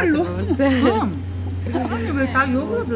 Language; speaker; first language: Korean; native; Korean